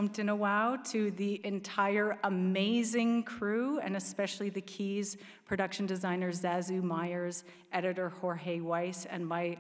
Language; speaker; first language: English; native; English